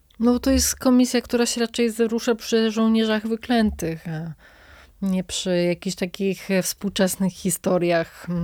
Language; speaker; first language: Polish; native; Polish